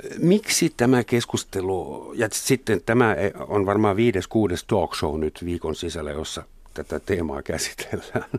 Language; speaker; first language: Finnish; non-native, fluent; German